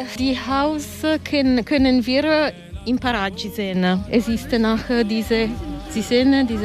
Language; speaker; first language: German; non-native, learner; Italian